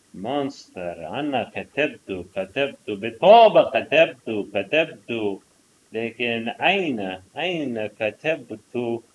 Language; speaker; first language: Arabic; non-native, learner; English